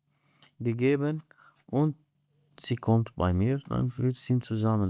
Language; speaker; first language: German; non-native, learner; Arabic